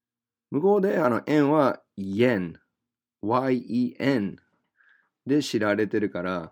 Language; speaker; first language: Japanese; non-native, fluent; English